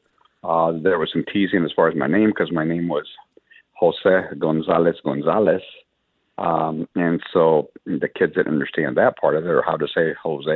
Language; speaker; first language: English; early bilingual, other home language; Spanish